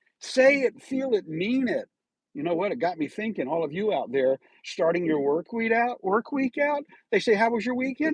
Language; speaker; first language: English; native; English